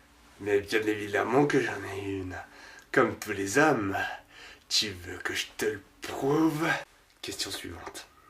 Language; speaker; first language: French; native; French